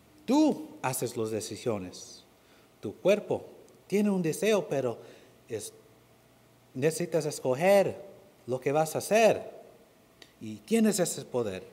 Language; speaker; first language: Spanish; non-native, fluent; English